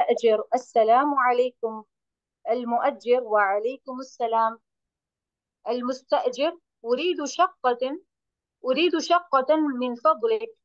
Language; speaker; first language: Arabic; non-native, learner; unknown